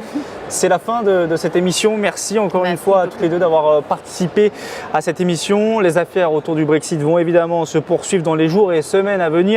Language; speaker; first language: French; native; French